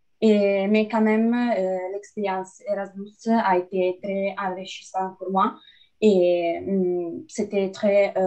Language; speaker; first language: French; non-native, fluent; Italian